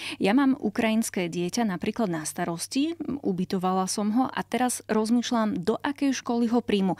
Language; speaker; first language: Slovak; native; Slovak